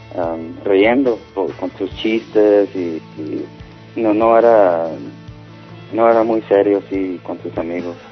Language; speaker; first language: Spanish; early bilingual, heritage; Spanish